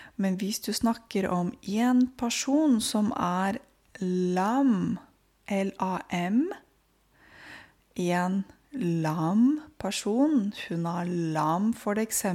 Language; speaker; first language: Norwegian; non-native, fluent; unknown